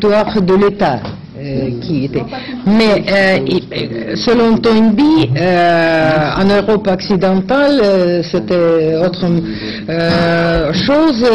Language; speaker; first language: French; non-native, fluent; Russian